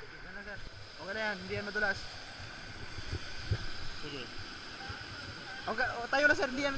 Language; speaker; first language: Filipino; native; Filipino